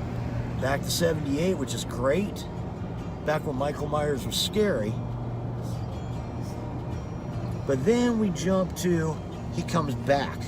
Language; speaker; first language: English; native; English